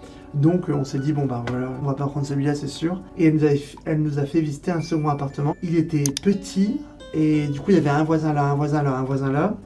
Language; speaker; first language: French; native; French